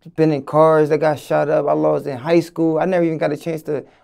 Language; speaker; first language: English; native; English